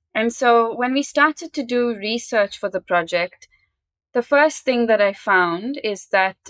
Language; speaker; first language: English; native; English